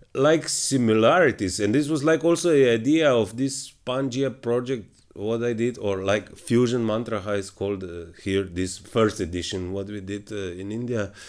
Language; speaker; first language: English; non-native, fluent; Slovenian